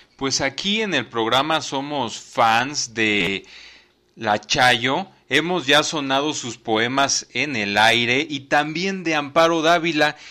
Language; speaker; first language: Spanish; native; Spanish